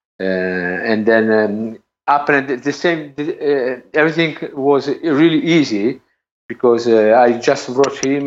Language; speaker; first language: English; non-native, learner; Italian